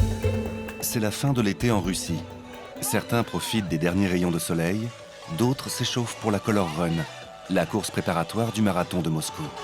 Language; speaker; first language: French; native; French